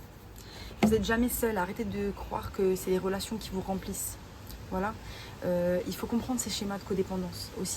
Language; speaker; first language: French; native; French